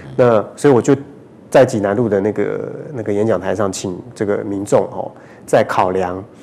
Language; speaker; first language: Chinese; native; Chinese